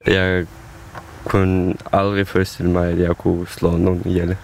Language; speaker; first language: Danish; non-native, fluent; Ukrainian